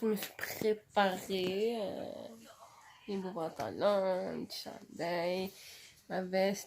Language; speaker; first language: French; native; French